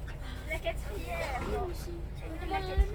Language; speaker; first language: French; native; French